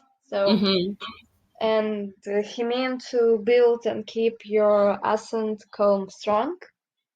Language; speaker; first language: English; non-native, learner; Russian